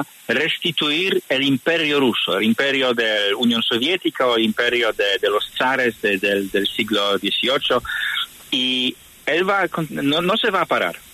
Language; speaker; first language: Spanish; non-native, fluent; Polish